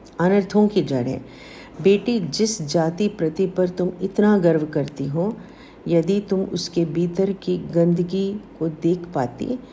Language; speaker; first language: Hindi; non-native, local second language; Tamil